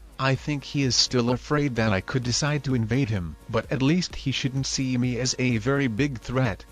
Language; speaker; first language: English; non-native, fluent; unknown